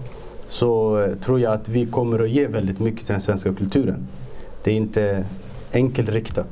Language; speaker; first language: Swedish; early bilingual, other home language; Somali